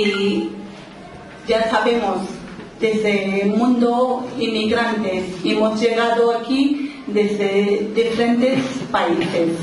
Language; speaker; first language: Spanish; non-native, local second language; Urdu